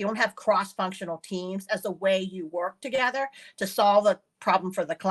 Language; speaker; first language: English; early bilingual, other home language; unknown